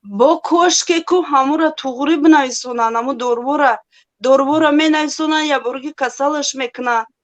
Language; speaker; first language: Tajik; native; Tajik